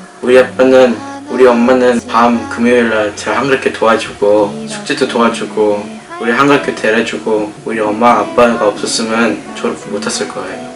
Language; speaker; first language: Korean; early bilingual, heritage; English